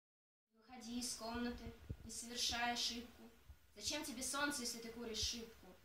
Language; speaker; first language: Russian; native; Russian